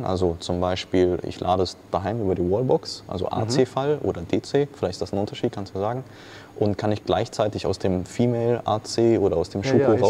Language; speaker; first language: German; native; German